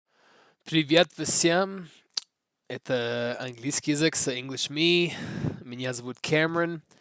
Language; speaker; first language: Russian; non-native, learner; English